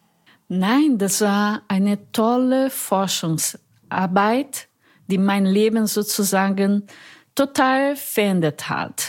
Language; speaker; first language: German; non-native, fluent; Portuguese